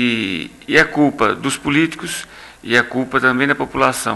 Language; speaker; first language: Portuguese; native; Portuguese